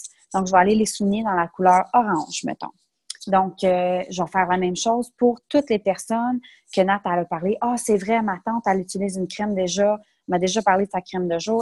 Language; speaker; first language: French; native; French